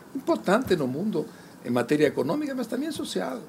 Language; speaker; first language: Spanish; native; Spanish